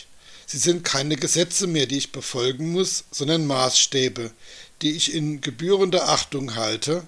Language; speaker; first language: German; native; German